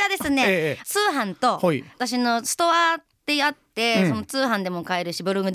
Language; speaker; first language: Japanese; native; Japanese